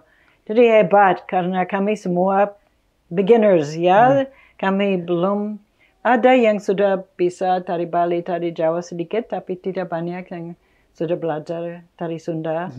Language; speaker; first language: Indonesian; non-native, fluent; English